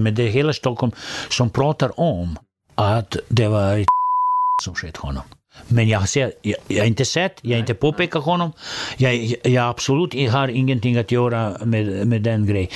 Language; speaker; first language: Swedish; non-native, fluent; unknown